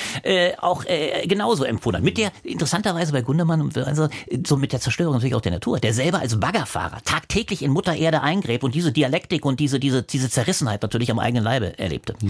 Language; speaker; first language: German; native; German